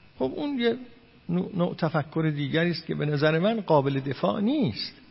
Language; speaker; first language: Persian; non-native, local second language; Azerbaijani